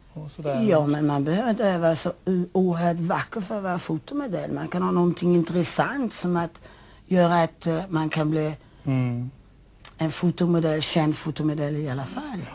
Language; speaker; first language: Swedish; native; Swedish